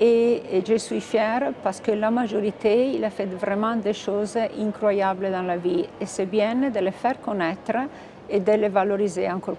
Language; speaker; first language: French; non-native, fluent; Italian